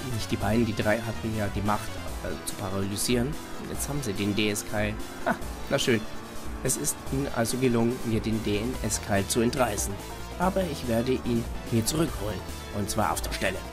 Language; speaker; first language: German; native; German